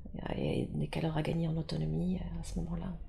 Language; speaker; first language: French; native; French